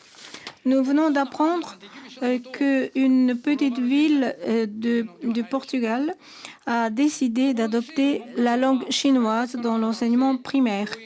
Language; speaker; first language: French; non-native, fluent; Japanese